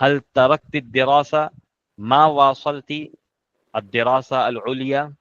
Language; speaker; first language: Arabic; non-native, fluent; Urdu